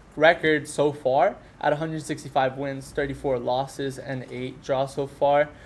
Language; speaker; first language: English; early bilingual, other home language; Spanish